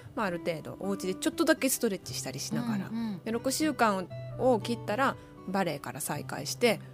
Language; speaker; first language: Japanese; native; Japanese